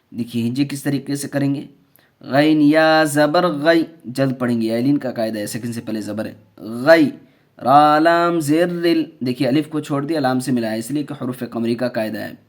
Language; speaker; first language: Urdu; native; Urdu